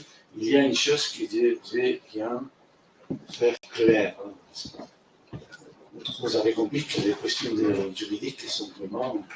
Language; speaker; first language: French; non-native, fluent; Spanish